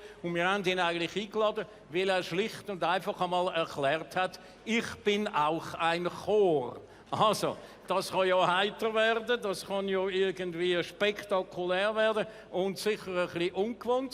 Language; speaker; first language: German; native; German